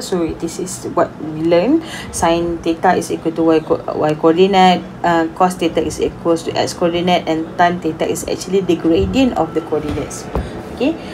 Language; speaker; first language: English; non-native, local second language; Malay